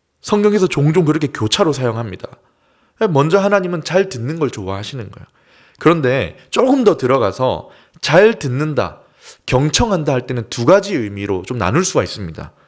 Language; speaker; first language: Korean; native; Korean